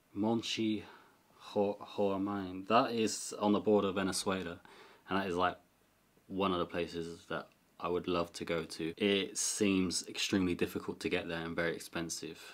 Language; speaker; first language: English; native; English